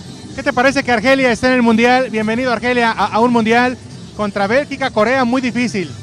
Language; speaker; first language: Spanish; native; Spanish